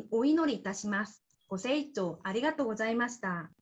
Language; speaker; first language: Japanese; non-native, fluent; Korean